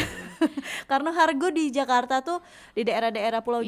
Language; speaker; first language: Indonesian; native; Indonesian